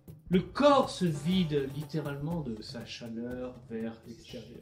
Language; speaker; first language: French; native; French